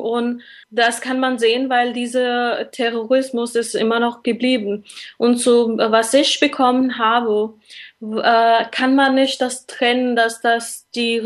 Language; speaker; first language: German; non-native, learner; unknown